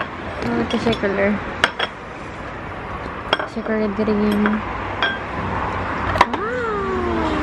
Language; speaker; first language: Turkish; non-native, learner; Filipino